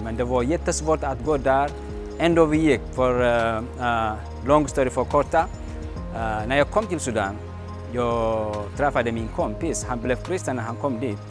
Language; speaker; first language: Swedish; non-native, learner; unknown